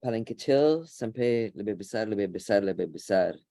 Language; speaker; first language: Indonesian; non-native, fluent; English